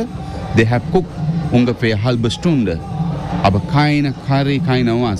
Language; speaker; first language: German; non-native, learner; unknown